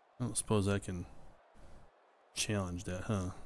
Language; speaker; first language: English; native; English